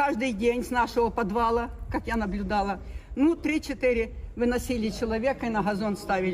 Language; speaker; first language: Russian; native; Russian